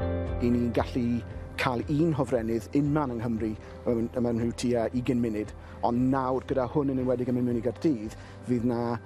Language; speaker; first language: Welsh; native; Welsh